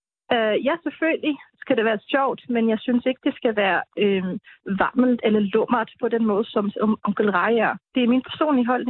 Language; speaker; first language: Danish; native; Danish